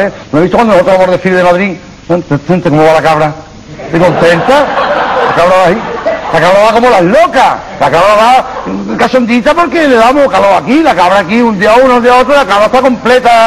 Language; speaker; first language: Spanish; native; Spanish